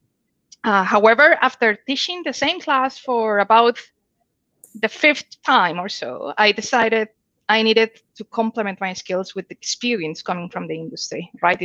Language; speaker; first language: English; non-native, fluent; Spanish